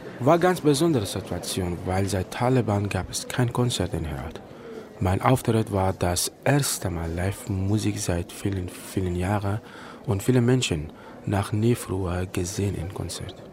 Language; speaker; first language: German; non-native, learner; Persian